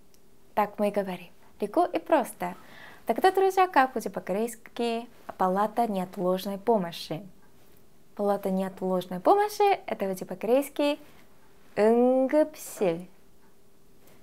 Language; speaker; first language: Russian; non-native, fluent; Korean